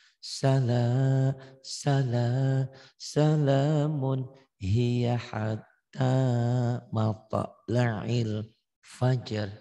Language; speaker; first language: Indonesian; native; Indonesian